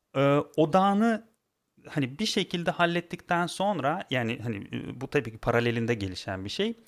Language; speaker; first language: Turkish; non-native, fluent; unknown